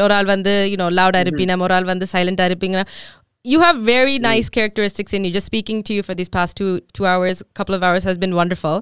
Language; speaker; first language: English; non-native, local second language; Tamil